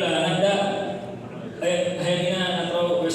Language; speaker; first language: Arabic; non-native, learner; Indonesian